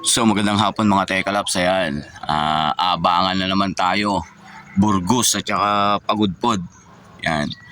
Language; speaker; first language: Filipino; native; Filipino